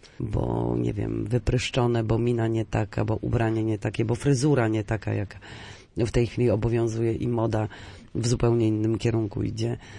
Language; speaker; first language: Polish; native; Polish